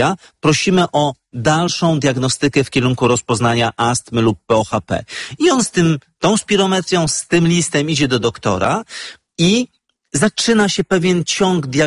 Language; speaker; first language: Polish; native; Polish